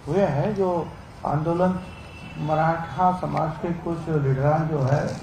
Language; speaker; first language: Hindi; non-native, local second language; Marathi